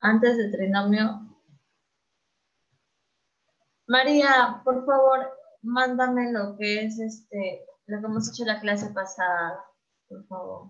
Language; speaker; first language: Spanish; native; Spanish